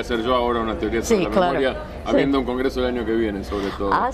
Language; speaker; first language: Spanish; native; Spanish